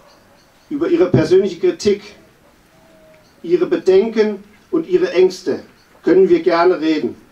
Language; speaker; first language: German; native; German